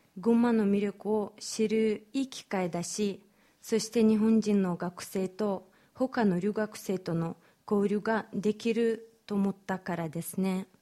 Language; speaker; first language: Japanese; non-native, fluent; Romanian